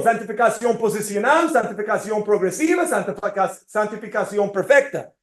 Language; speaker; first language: Spanish; non-native, fluent; English